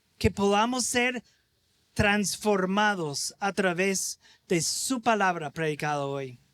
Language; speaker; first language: Spanish; non-native, fluent; English